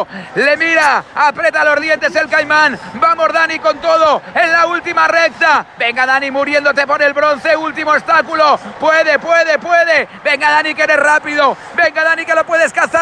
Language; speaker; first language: Spanish; native; Spanish